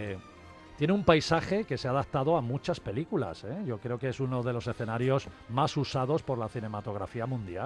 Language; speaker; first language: Spanish; native; Spanish